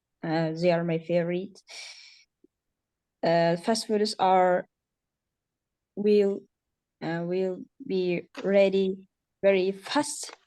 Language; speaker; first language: English; non-native, learner; Uzbek